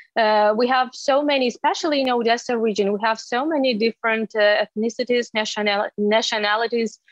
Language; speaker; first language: English; non-native, fluent; Ukrainian